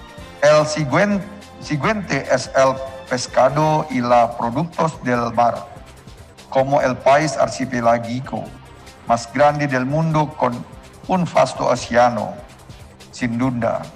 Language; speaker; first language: Spanish; non-native, learner; Indonesian